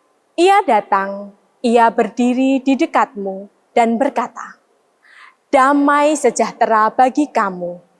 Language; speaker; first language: Indonesian; native; Indonesian